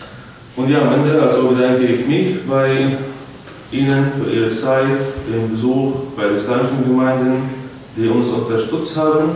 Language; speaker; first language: German; non-native, fluent; Arabic